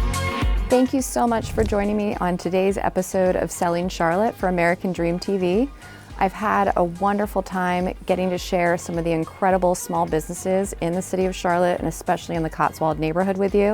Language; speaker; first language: English; native; English